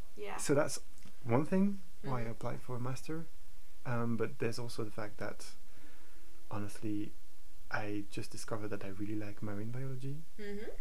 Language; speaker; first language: English; non-native, fluent; French